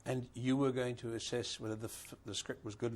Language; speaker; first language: English; native; English